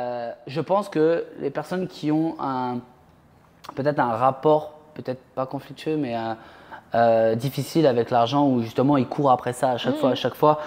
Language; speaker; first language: French; native; French